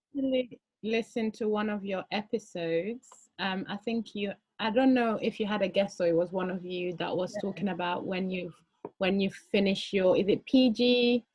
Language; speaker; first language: English; early bilingual, other home language; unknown